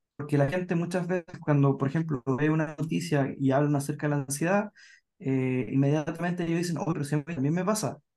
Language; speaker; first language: Spanish; native; Spanish